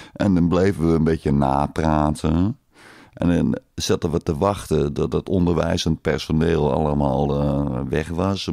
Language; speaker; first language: Dutch; native; Dutch